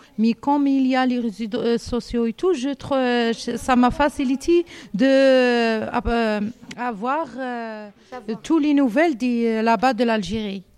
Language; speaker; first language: French; non-native, learner; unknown